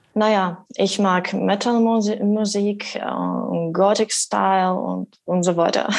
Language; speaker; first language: German; non-native, learner; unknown